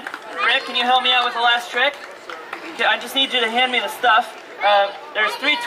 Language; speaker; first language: English; native; English